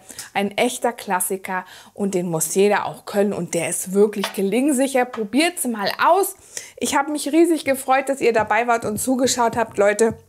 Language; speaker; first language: German; native; German